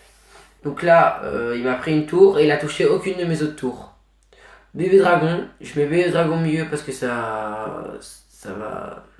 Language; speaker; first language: French; native; French